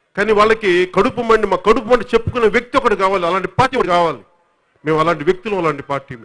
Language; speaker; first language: Telugu; native; Telugu